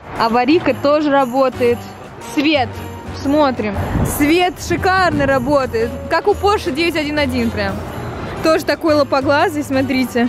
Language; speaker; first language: Russian; native; Russian